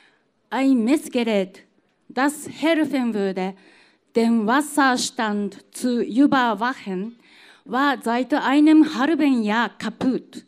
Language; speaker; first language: German; non-native, fluent; Japanese